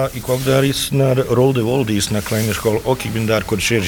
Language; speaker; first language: Dutch; non-native, learner; Bosnian